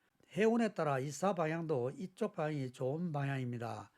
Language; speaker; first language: Korean; native; Korean